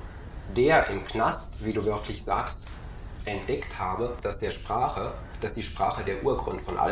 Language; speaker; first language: German; native; German